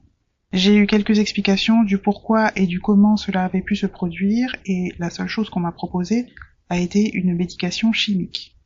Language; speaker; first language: French; native; French